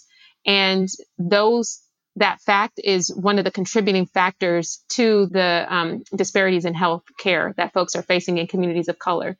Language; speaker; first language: English; native; English